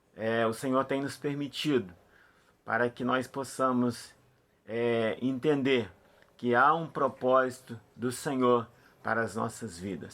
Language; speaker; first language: Portuguese; native; Portuguese